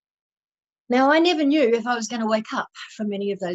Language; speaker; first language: English; native; English